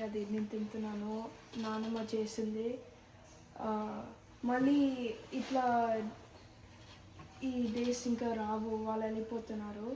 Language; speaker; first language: Telugu; early bilingual, heritage; Telugu